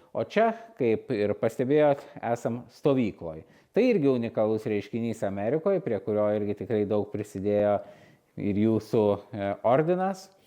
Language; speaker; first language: Lithuanian; native; Lithuanian